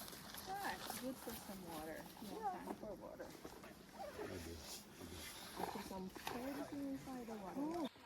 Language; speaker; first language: English; non-native, learner; Portuguese